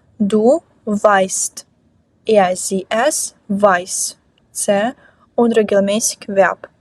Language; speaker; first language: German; non-native, fluent; Ukrainian